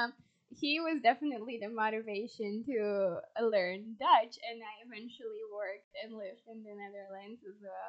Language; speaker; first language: English; non-native, fluent; Polish